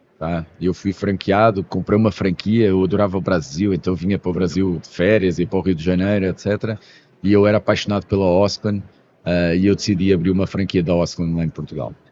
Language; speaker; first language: Portuguese; native; Portuguese